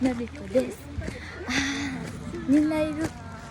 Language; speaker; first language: Japanese; non-native, learner; Mizo